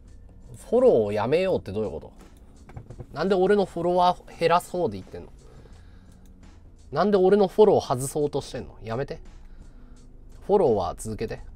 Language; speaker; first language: Japanese; native; Japanese